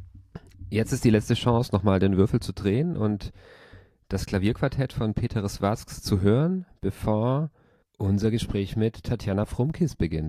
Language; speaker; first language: German; native; German